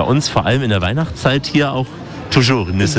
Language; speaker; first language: German; native; German